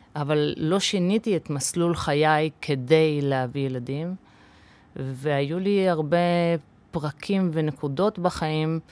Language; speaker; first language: Hebrew; early bilingual, other home language; English